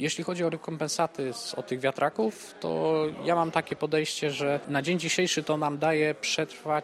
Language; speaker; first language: Polish; native; Polish